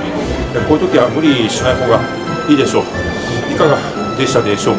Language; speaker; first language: Japanese; native; Japanese